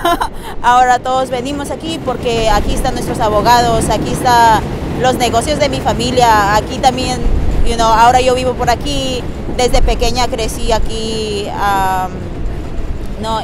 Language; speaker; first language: Spanish; early bilingual, heritage; Spanish